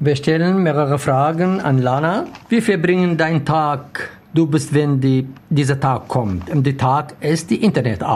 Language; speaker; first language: German; non-native, learner; Arabic